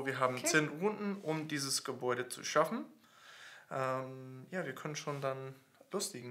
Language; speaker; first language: German; non-native, fluent; English